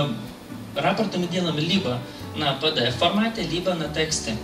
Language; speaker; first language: Russian; non-native, fluent; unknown